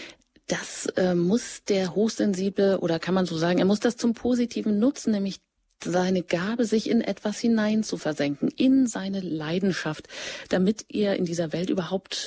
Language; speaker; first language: German; native; German